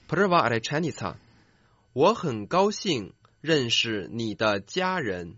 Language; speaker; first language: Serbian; non-native, fluent; Chinese